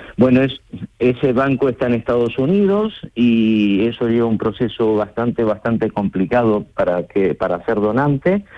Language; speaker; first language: Spanish; native; Spanish